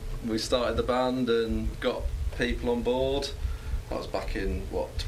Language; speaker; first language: English; native; English